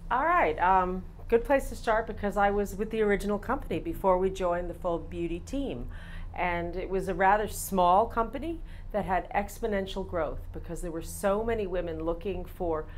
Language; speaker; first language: English; native; English